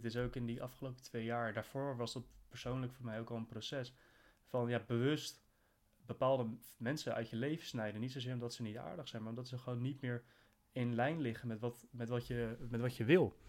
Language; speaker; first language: Dutch; native; Dutch